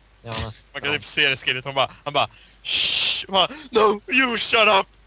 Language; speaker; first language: Swedish; native; Swedish